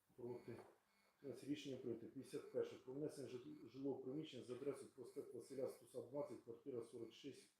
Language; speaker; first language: Ukrainian; native; Ukrainian